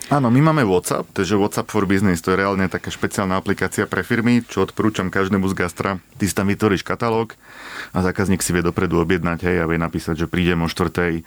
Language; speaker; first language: Slovak; native; Slovak